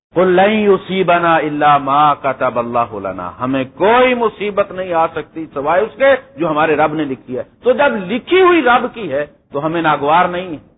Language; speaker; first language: Urdu; non-native, local second language; Punjabi